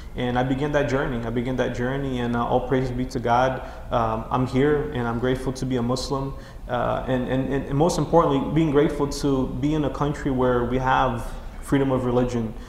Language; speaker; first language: English; non-native, fluent; Portuguese